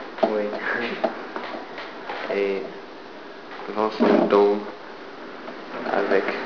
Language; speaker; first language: French; non-native, learner; English